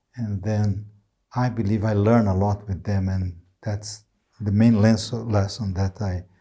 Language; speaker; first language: English; non-native, fluent; Portuguese